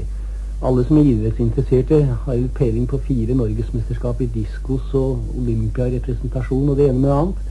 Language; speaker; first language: Norwegian; native; Norwegian